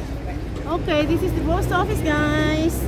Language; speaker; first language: English; non-native, local second language; Filipino